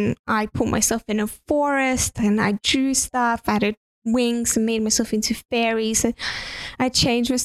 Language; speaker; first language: English; non-native, fluent; Russian